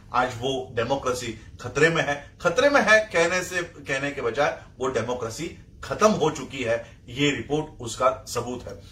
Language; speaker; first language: Hindi; non-native, local second language; Marathi